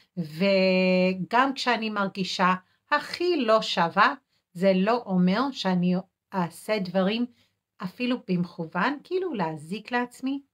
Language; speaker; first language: Hebrew; native; Hebrew